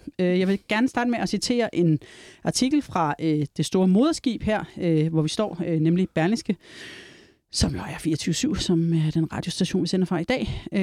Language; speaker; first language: Danish; native; Danish